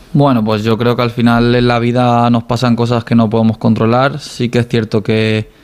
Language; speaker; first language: Spanish; native; Spanish